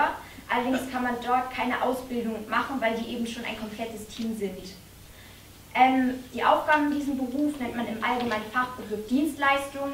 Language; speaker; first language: German; native; German